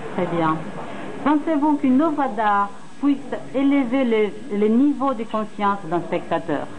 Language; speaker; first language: French; native; French